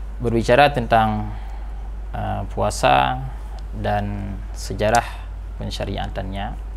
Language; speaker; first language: Malay; non-native, local second language; Achinese